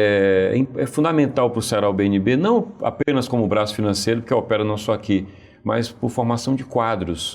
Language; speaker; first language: Portuguese; native; Portuguese